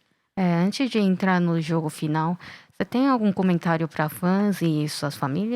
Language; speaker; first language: Portuguese; non-native, learner; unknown